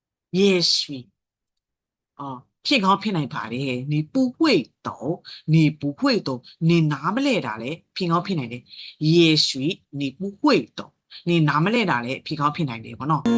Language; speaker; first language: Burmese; native; Burmese